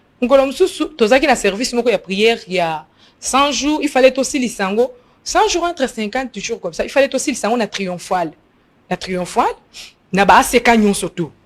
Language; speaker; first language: Lingala; non-native, local second language; Luba-Lulua